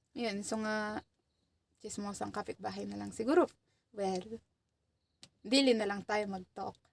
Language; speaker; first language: Filipino; non-native, local second language; Iloko